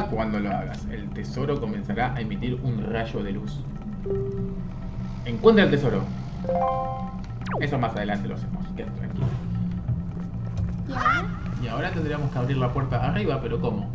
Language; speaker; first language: Spanish; native; Spanish